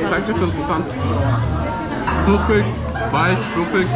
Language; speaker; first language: German; native; German